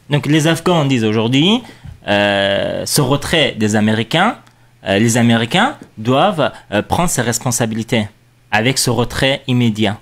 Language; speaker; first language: French; non-native, fluent; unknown